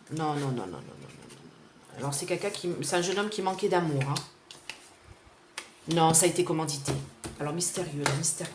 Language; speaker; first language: French; native; French